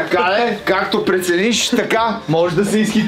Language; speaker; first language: Bulgarian; native; Bulgarian